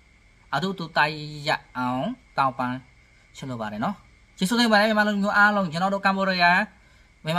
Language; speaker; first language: Burmese; non-native, learner; Khmer